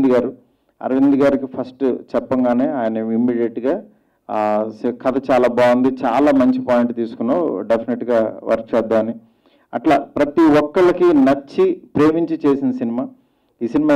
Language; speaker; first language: Telugu; native; Telugu